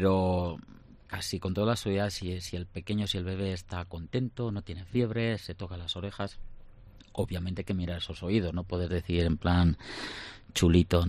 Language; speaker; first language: Spanish; native; Spanish